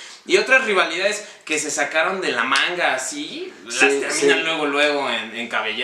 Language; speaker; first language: Spanish; native; Spanish